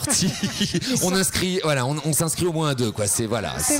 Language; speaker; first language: French; native; French